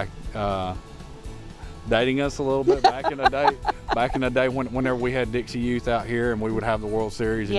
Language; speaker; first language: English; native; English